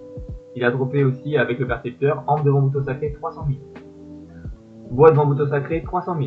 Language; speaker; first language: French; native; French